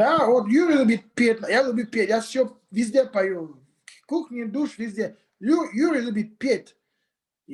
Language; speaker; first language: Russian; non-native, fluent; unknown